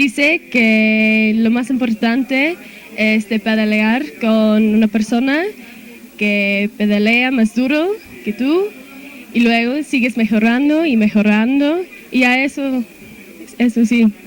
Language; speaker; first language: Spanish; non-native, fluent; English